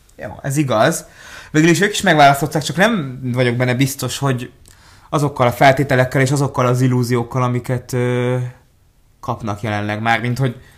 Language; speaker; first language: Hungarian; early bilingual, other home language; Hebrew